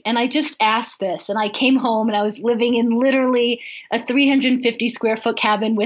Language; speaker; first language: English; native; English